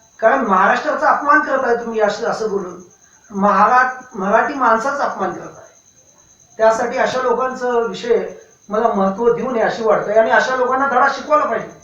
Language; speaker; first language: Marathi; non-native, local second language; Urdu